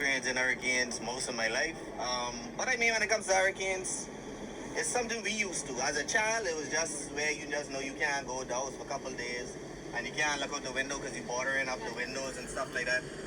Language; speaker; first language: English; native; English